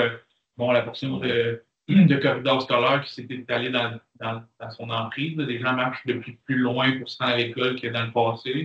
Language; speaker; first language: French; native; French